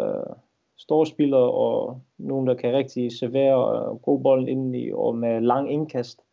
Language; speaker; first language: Danish; non-native, fluent; Dutch